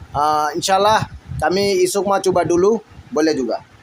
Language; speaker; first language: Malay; non-native, fluent; Bangla